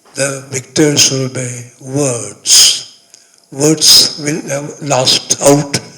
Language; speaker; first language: English; non-native, local second language; Malayalam